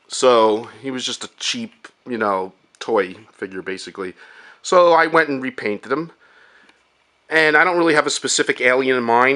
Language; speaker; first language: English; native; English